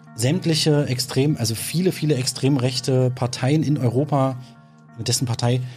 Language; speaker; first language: German; native; German